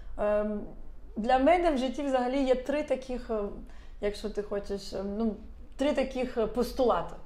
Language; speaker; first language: Ukrainian; non-native, local second language; Russian